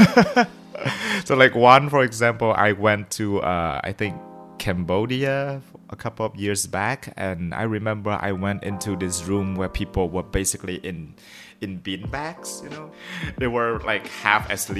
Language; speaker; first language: English; non-native, fluent; Vietnamese